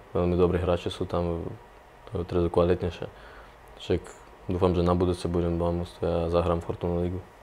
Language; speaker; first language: Slovak; non-native, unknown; Ukrainian